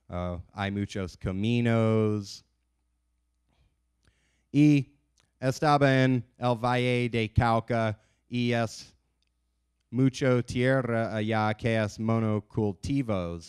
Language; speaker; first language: Spanish; non-native, learner; English